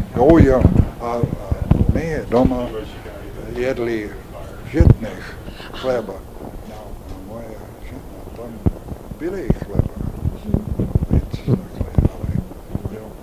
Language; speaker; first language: Czech; early bilingual, heritage; Czech